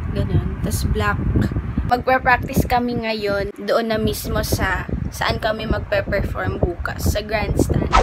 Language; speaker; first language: Filipino; non-native, local second language; Cebuano